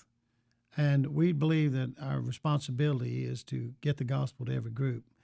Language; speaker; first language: English; native; English